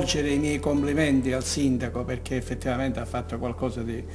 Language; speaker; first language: Italian; native; Italian